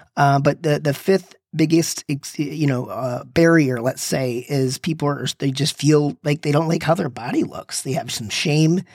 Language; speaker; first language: English; native; English